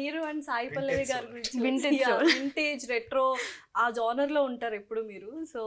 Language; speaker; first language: Telugu; native; Telugu